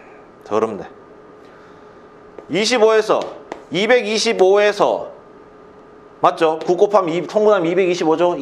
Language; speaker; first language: Korean; native; Korean